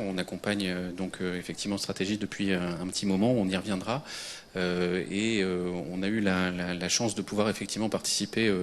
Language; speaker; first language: French; native; French